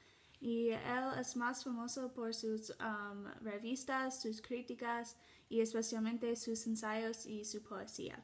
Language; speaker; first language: Spanish; non-native, learner; English